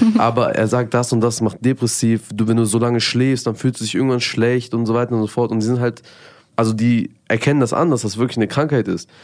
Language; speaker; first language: German; early bilingual, other home language; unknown